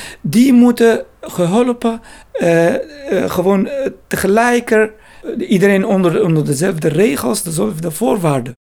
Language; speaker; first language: Dutch; non-native, learner; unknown